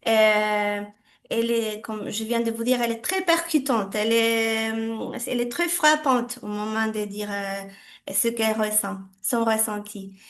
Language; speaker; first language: French; non-native, fluent; Spanish